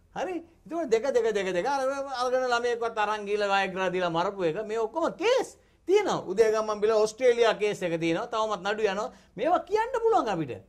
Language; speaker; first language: Sinhala; non-native, local second language; Tamil